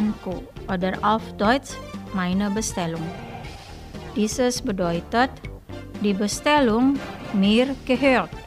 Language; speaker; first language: German; non-native, fluent; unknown